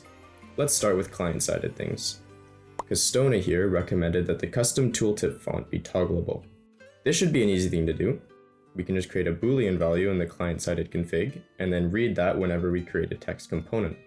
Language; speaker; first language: English; native; English